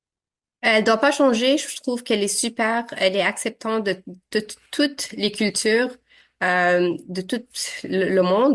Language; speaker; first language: French; early bilingual, other home language; Arabic